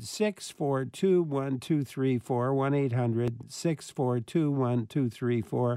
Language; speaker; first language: English; native; English